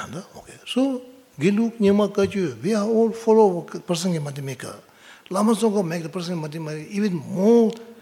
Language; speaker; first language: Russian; non-native, learner; Tibetan